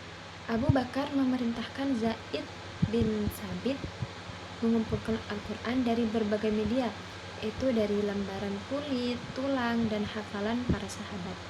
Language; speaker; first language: Indonesian; non-native, local second language; Madurese